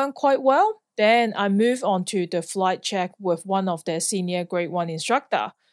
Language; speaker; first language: English; non-native, local second language; Cantonese